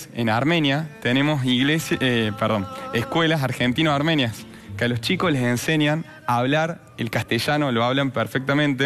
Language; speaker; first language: Spanish; native; Spanish